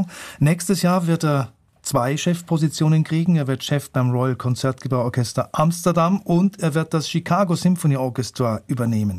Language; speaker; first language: German; native; German